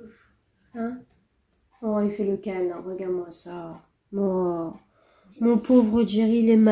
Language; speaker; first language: French; native; French